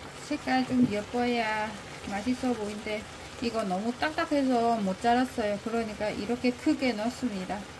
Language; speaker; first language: Korean; non-native, learner; Vietnamese